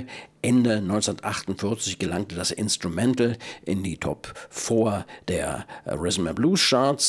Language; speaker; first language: German; native; German